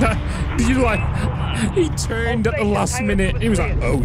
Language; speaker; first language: English; native; English